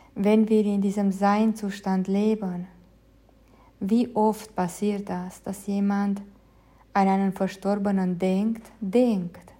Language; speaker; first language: German; non-native, fluent; Romanian